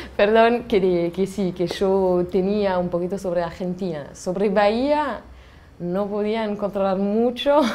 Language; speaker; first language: Spanish; non-native, learner; French